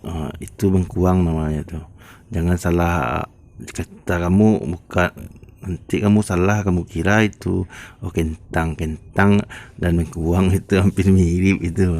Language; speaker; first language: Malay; non-native, local second language; Minangkabau